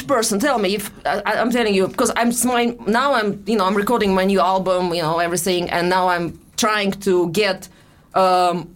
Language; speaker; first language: English; non-native, fluent; Russian